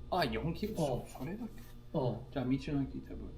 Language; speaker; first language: Japanese; non-native, learner; English